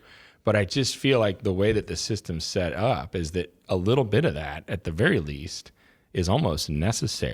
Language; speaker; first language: English; native; English